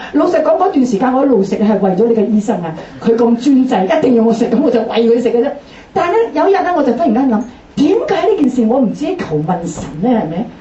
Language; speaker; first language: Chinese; non-native, local second language; Cantonese